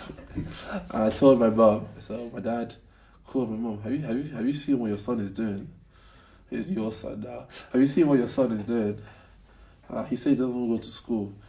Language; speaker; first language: English; native; English